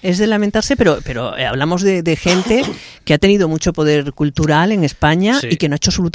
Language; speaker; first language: Spanish; native; Spanish